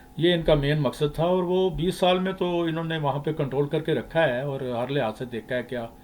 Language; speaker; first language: Urdu; native; Urdu